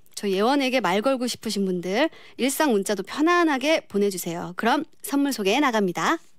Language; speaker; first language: Korean; native; Korean